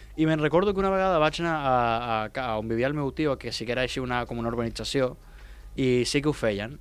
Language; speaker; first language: Catalan; early bilingual, other home language; Spanish